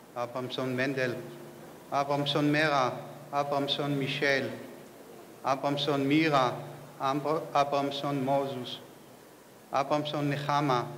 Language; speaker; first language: English; non-native, fluent; Hebrew